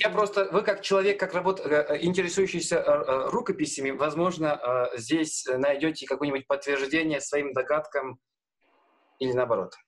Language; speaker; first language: Russian; native; Russian